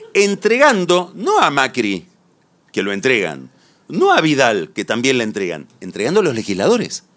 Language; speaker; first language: Spanish; native; Spanish